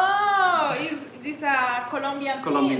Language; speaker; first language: English; non-native, learner; Spanish